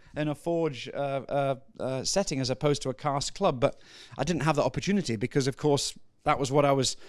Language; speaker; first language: English; native; English